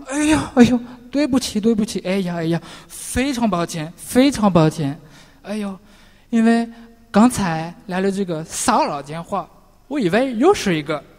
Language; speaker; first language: Chinese; non-native, learner; French